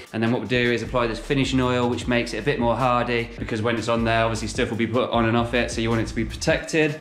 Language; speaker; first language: English; native; English